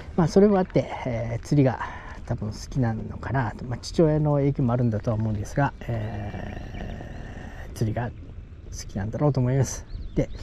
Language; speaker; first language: Japanese; native; Japanese